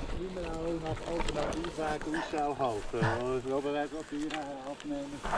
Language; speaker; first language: German; native; German